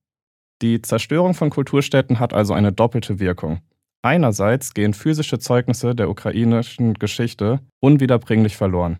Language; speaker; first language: German; native; German